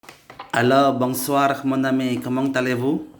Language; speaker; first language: French; non-native, learner; Indonesian